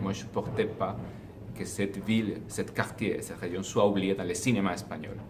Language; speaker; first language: French; non-native, fluent; Spanish